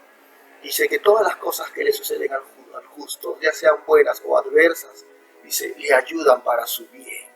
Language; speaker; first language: Spanish; native; Spanish